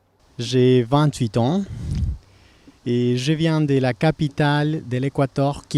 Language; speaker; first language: French; non-native, fluent; Spanish